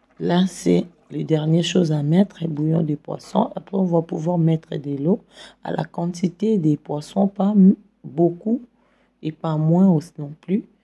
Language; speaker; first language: French; non-native, local second language; Lingala